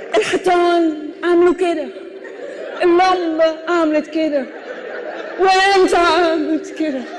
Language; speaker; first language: Arabic; non-native, fluent; Dutch